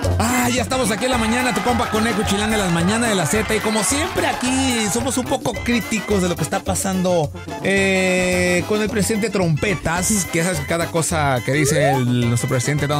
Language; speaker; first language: Spanish; native; Spanish